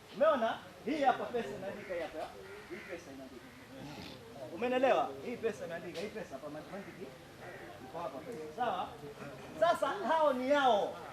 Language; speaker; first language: Swahili; non-native, local second language; Giryama